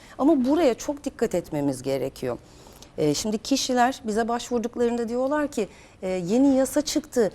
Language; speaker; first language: Turkish; native; Turkish